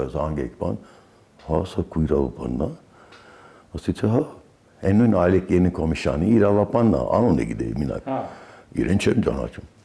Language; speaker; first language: Armenian; early bilingual, heritage; Arabic